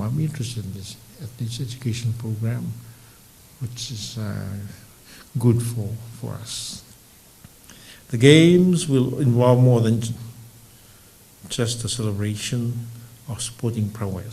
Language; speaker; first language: English; non-native, local second language; Fijian